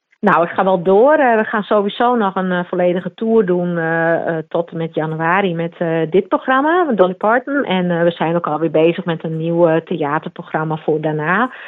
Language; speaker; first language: Dutch; non-native, local second language; Western Frisian